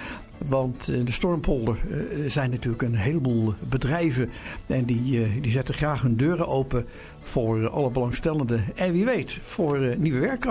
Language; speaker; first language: Dutch; native; Dutch